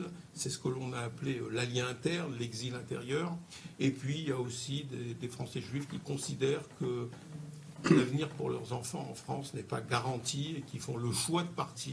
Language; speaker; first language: French; native; French